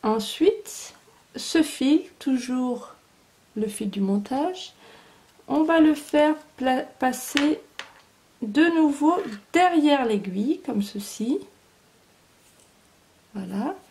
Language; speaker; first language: French; native; French